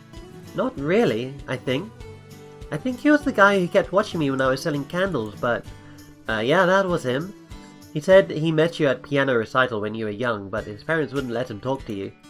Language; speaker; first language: English; native; English